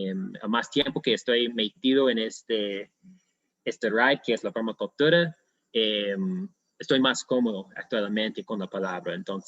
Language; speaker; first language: Spanish; non-native, fluent; English